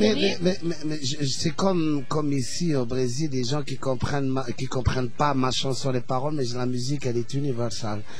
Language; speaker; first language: French; non-native, local second language; Arabic